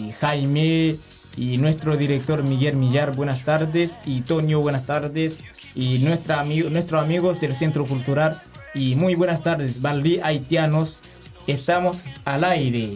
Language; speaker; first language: Spanish; non-native, learner; Haitian Creole